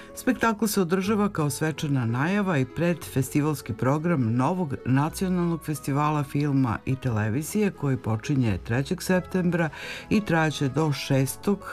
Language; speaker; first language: Serbian; native; Serbian